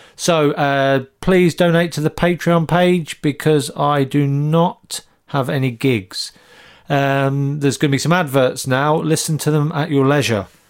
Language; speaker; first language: English; native; English